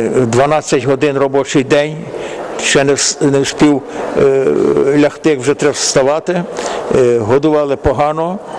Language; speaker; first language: Ukrainian; native; Ukrainian